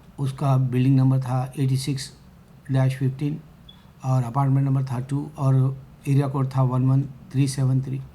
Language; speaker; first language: Urdu; native; Urdu